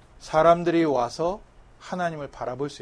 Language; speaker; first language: Korean; native; Korean